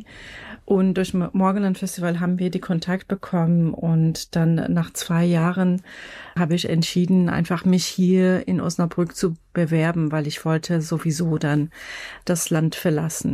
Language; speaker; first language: German; non-native, fluent; Persian